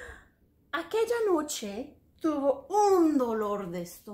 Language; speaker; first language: Spanish; non-native, fluent; English